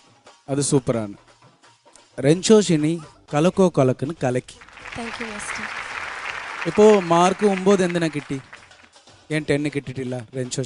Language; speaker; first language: Malayalam; non-native, local second language; Tamil